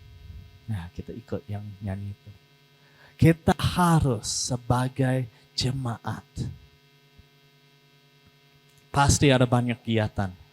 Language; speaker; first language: Indonesian; non-native, learner; English